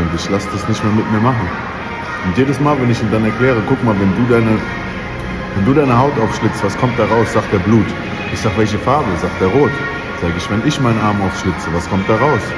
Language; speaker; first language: German; native; German